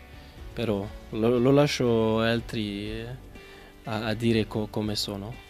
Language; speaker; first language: Italian; non-native, fluent; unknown